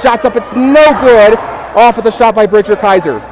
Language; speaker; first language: English; native; English